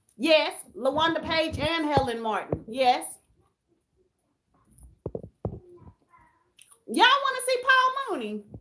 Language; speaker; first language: English; native; English